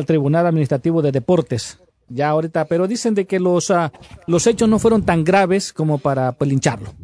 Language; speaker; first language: Spanish; native; Spanish